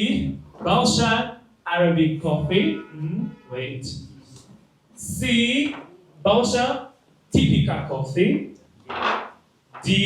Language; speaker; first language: English; non-native, fluent; Chinese